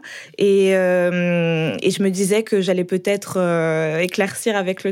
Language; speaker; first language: French; native; French